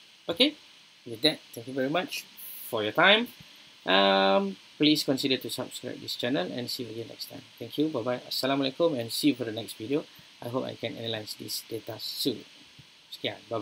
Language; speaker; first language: English; non-native, local second language; Malay